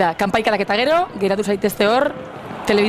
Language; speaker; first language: Basque; native; Basque